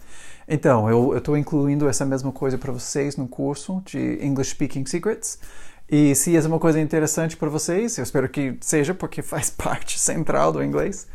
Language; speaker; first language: Portuguese; non-native, fluent; English